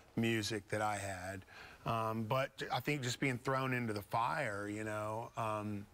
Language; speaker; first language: English; native; English